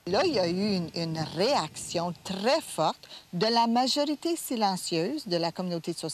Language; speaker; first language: French; native; French